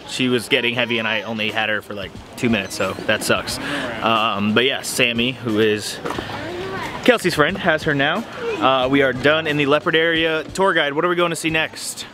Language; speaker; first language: English; native; English